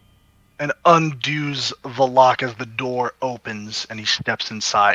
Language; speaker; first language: English; native; English